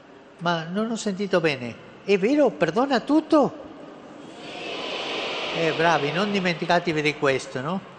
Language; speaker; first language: Italian; early bilingual, heritage; Spanish